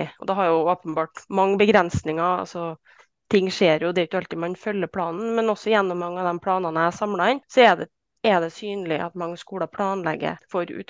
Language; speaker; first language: Norwegian; native; Norwegian